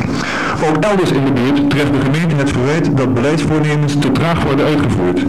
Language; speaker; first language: Dutch; native; Dutch